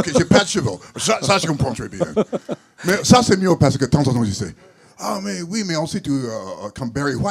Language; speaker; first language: French; non-native, learner; English